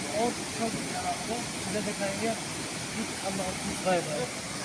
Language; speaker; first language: Turkish; non-native, learner; Hindi